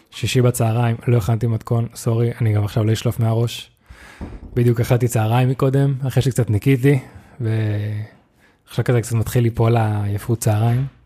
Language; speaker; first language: Hebrew; native; Hebrew